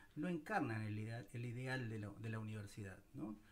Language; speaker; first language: Spanish; native; Spanish